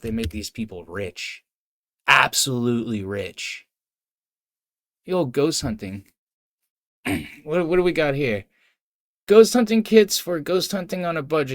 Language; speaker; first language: English; native; English